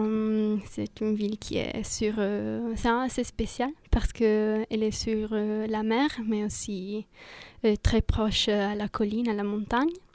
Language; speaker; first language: French; non-native, fluent; Italian